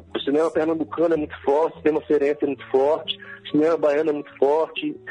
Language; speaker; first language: Portuguese; native; Portuguese